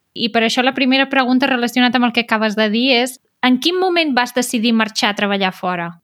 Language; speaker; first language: Catalan; native; Catalan